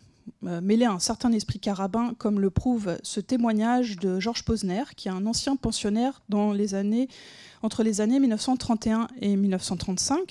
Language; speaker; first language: French; native; French